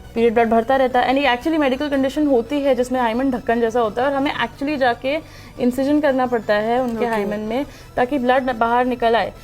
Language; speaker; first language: Hindi; native; Hindi